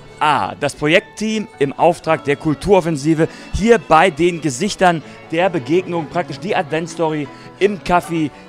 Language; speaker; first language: German; native; German